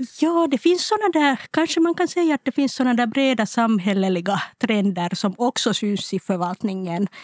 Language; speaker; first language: Swedish; non-native, local second language; Finnish